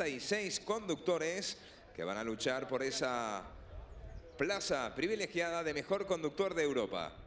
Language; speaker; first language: Spanish; native; Spanish